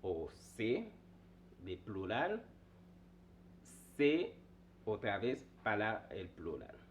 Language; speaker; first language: Spanish; non-native, fluent; Haitian Creole